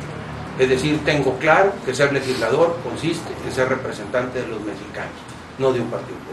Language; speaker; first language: Spanish; native; Spanish